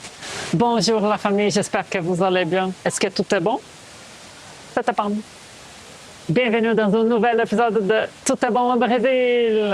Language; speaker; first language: French; non-native, fluent; Portuguese